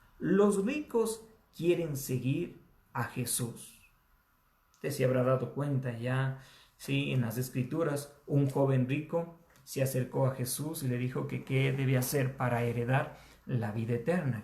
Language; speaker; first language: Spanish; native; Spanish